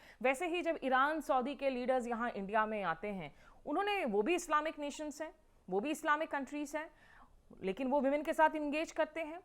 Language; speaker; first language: Hindi; native; Hindi